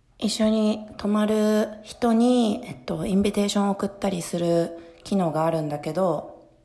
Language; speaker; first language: Japanese; early bilingual, heritage; Japanese